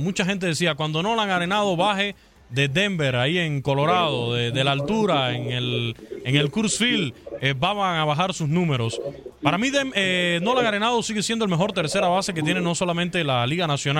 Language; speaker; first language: Spanish; native; Spanish